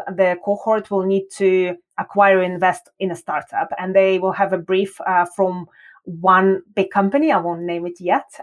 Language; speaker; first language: English; non-native, fluent; Russian